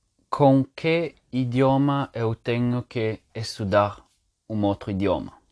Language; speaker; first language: Portuguese; non-native, fluent; Italian